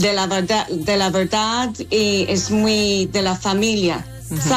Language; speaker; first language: Spanish; non-native, fluent; English